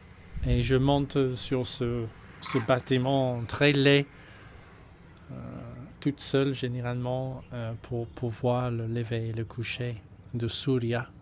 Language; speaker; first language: French; non-native, fluent; English